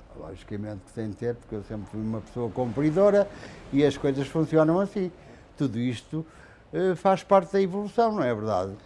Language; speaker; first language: Portuguese; native; Portuguese